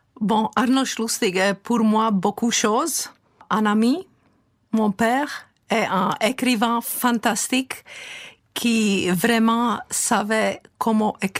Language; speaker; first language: French; non-native, fluent; Czech